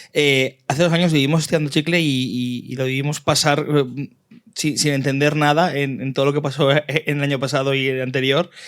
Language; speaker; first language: Spanish; native; Spanish